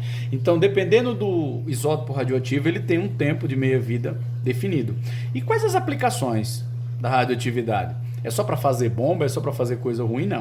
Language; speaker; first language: Portuguese; native; Portuguese